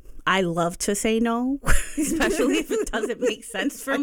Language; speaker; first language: English; early bilingual, other home language; Spanish